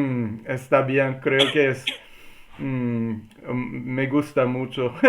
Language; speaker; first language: Spanish; non-native, learner; English